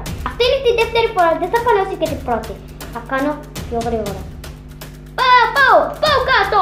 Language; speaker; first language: Greek; non-native, learner; Arabic